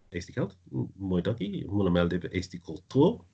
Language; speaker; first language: Estonian; non-native, learner; English